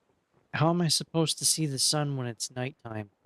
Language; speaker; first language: English; native; English